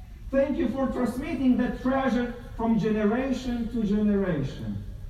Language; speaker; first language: English; non-native, fluent; Ukrainian